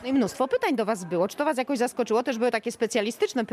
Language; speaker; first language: Polish; native; Polish